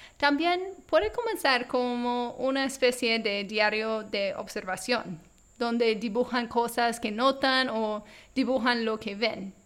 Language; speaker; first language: Spanish; non-native, fluent; English